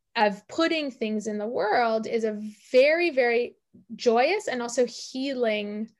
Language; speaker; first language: English; native; English